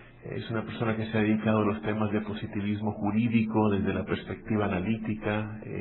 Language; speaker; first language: Spanish; native; Spanish